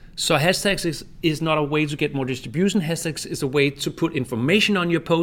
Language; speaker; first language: English; non-native, fluent; Danish